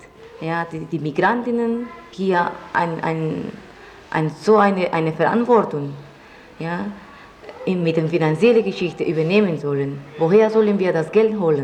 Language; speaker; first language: German; non-native, fluent; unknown